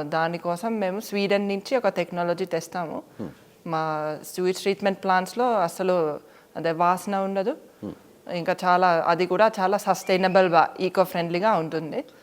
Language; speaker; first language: Telugu; non-native, fluent; Finnish